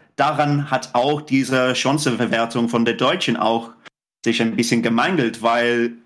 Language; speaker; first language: German; non-native, fluent; English